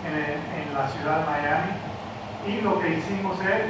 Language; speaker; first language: Spanish; early bilingual, heritage; Spanish